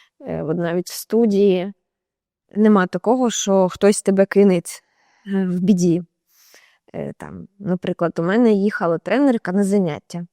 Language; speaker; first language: Ukrainian; native; Ukrainian